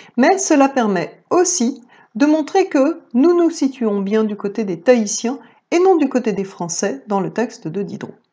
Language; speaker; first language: French; native; French